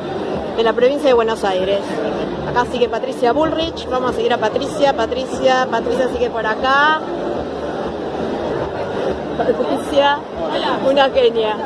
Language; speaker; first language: Spanish; native; Spanish